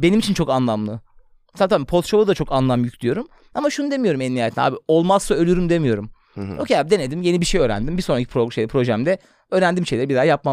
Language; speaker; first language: Turkish; native; Turkish